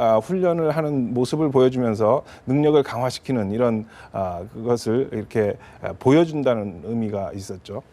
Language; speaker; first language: Korean; native; Korean